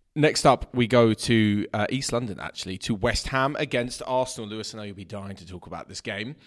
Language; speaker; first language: English; native; English